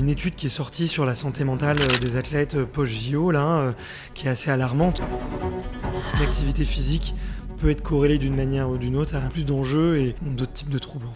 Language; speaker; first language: French; native; French